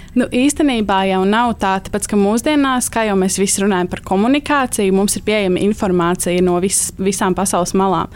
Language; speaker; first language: Latvian; native; Latvian